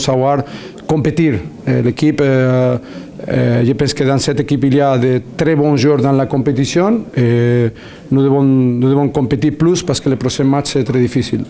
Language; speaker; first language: French; non-native, learner; Spanish